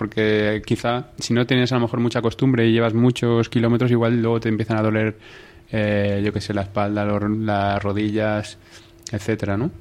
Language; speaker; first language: Spanish; native; Spanish